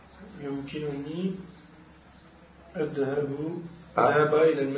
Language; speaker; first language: Arabic; non-native, learner; French